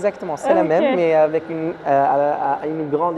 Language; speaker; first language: French; non-native, learner; Arabic